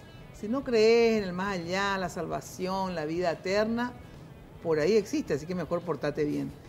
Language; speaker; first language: Spanish; native; Spanish